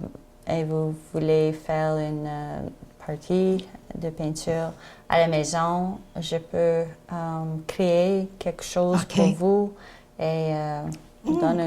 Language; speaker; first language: French; non-native, learner; English